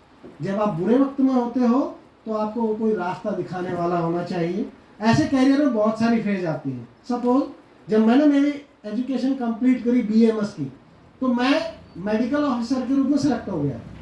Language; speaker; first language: Hindi; native; Hindi